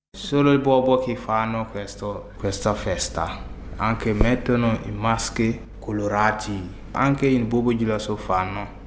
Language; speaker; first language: Italian; non-native, learner; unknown